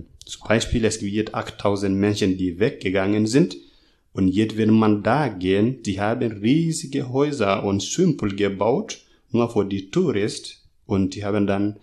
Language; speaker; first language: German; non-native, learner; Masai